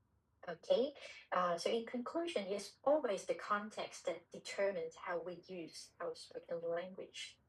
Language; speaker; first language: English; non-native, fluent; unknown